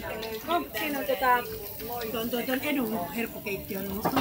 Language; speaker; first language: Finnish; native; Finnish